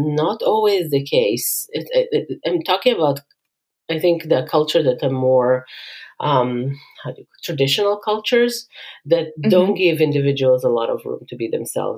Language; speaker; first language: English; non-native, fluent; Hebrew